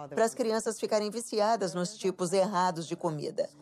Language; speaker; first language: Portuguese; non-native, fluent; English